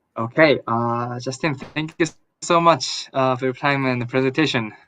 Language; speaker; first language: English; non-native, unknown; Japanese